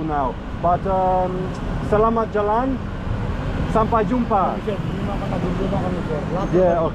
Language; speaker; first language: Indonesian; non-native, learner; Polish